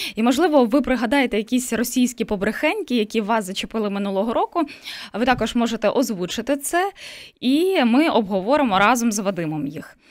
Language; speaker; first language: Ukrainian; native; Ukrainian